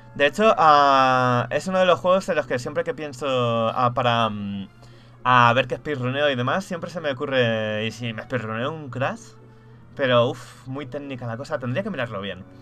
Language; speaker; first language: Spanish; native; Spanish